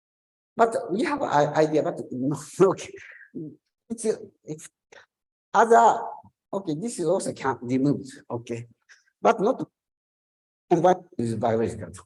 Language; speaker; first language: English; non-native, learner; Japanese